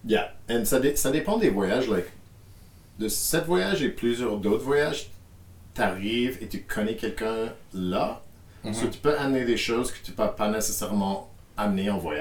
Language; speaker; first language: French; non-native, fluent; English